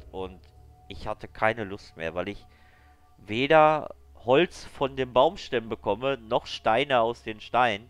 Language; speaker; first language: German; native; German